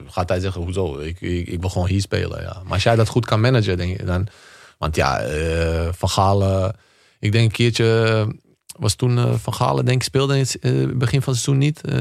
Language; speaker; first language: Dutch; early bilingual, other home language; Bosnian